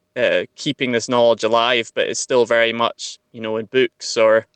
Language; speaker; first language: English; native; English